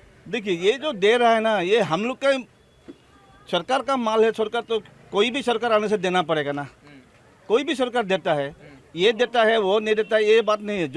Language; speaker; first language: Hindi; non-native, local second language; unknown